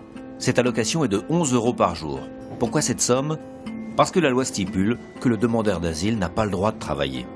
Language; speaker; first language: French; native; French